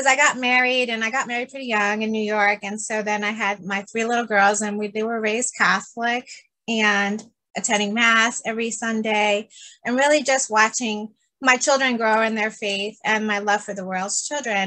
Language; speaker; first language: English; early bilingual, other home language; Spanish